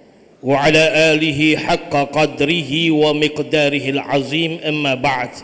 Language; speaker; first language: Arabic; non-native, fluent; Indonesian